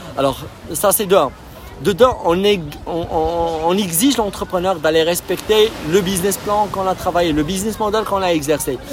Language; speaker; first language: French; non-native, local second language; Arabic